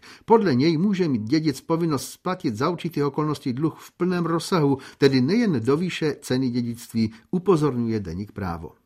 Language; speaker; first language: Czech; native; Czech